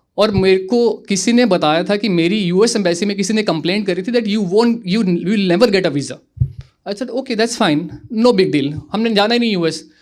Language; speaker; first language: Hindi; native; Hindi